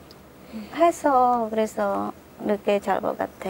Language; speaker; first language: Korean; non-native, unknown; Khmer